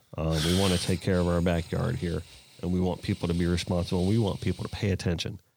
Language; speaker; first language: English; native; English